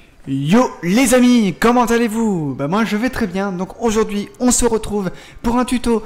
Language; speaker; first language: French; native; French